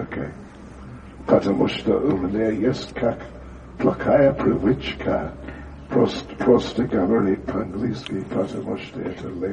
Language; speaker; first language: Russian; non-native, learner; English